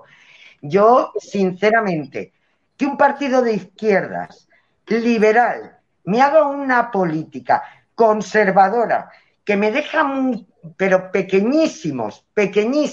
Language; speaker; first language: Spanish; native; Spanish